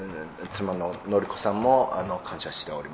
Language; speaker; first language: Japanese; non-native, fluent; Chinese